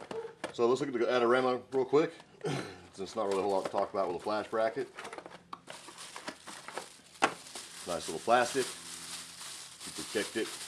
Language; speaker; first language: English; native; English